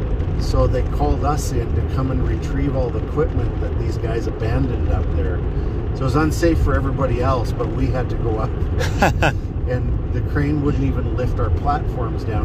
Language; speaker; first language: English; native; English